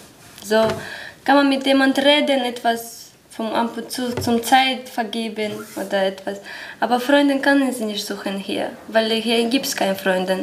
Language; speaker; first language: German; non-native, learner; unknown